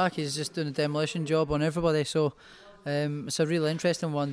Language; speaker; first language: English; native; English